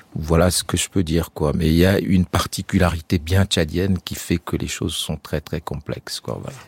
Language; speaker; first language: French; non-native, local second language; Arabic